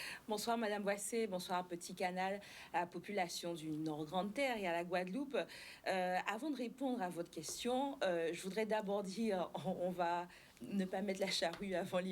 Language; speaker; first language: French; native; French